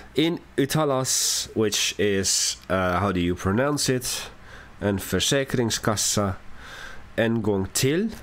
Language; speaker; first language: Swedish; non-native, learner; English